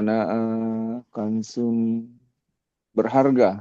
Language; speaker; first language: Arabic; non-native, learner; Indonesian